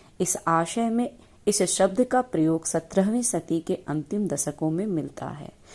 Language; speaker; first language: Hindi; native; Hindi